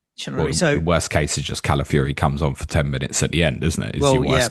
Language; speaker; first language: English; native; English